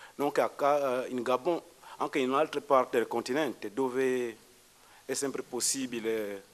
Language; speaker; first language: Italian; non-native, fluent; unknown